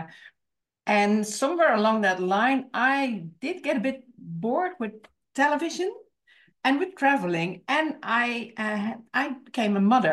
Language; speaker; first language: English; non-native, fluent; Dutch